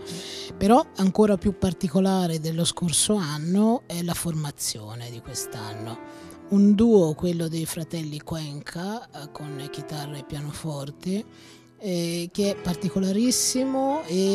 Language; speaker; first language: Italian; native; Italian